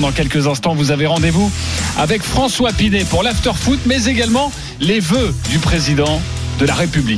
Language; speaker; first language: French; native; French